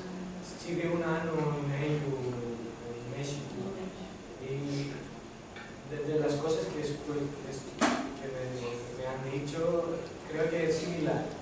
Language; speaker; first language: Spanish; non-native, fluent; Greek